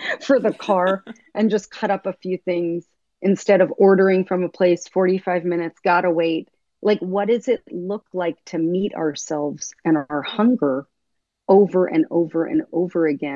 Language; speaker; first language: English; native; English